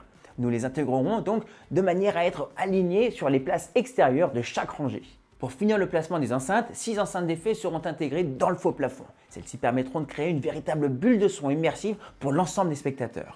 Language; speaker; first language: French; native; French